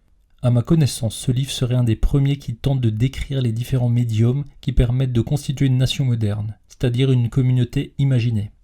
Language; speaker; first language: French; native; French